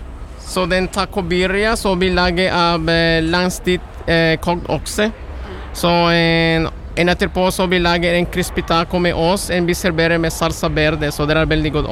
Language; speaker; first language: Norwegian; non-native, learner; Spanish